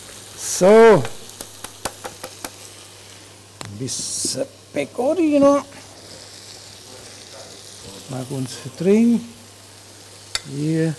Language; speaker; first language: German; non-native, learner; Italian